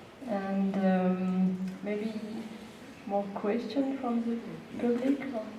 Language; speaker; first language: English; non-native, learner; French